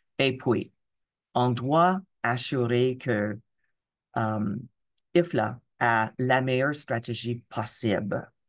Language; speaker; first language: French; non-native, local second language; English